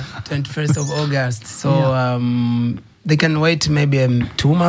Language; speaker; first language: English; non-native, fluent; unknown